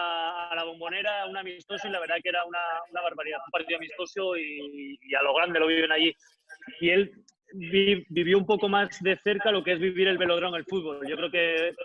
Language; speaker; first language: Spanish; native; Spanish